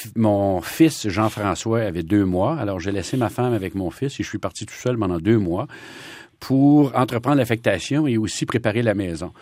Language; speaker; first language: French; native; French